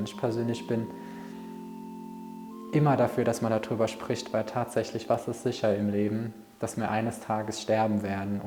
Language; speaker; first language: German; native; German